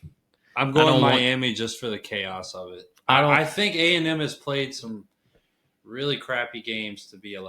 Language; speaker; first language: English; native; English